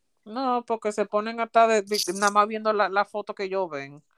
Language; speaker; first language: Spanish; early bilingual, heritage; Spanish